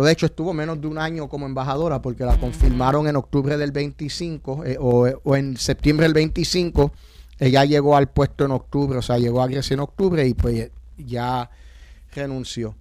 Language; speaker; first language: Spanish; native; Spanish